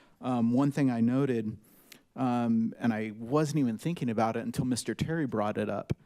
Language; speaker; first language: English; native; English